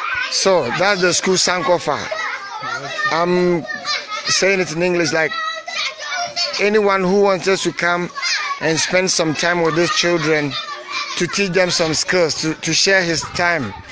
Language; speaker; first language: English; non-native, local second language; Akan